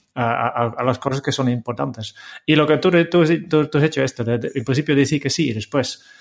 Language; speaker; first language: Spanish; non-native, fluent; Dutch